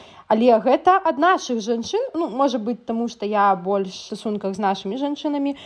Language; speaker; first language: Belarusian; non-native, local second language; Russian